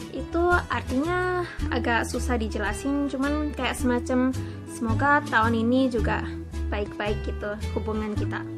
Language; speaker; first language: Indonesian; early bilingual, heritage; Indonesian